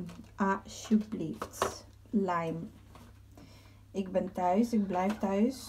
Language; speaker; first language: Dutch; early bilingual, other home language; Portuguese